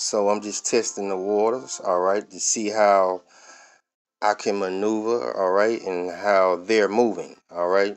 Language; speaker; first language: English; native; English